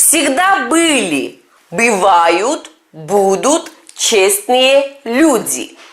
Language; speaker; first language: Russian; non-native, fluent; Turkish